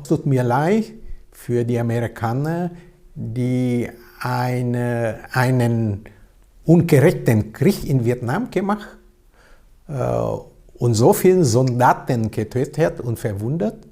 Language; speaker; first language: German; non-native, learner; Vietnamese